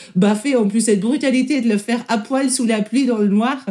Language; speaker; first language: French; non-native, fluent; German